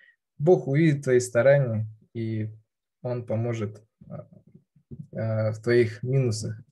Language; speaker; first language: Russian; non-native, local second language; Kazakh